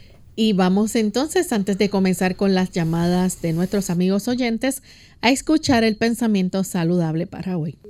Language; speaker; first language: Spanish; native; Spanish